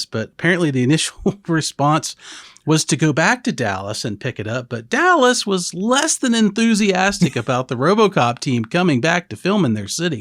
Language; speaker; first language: English; native; English